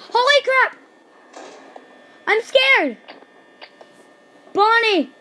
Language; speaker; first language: English; native; English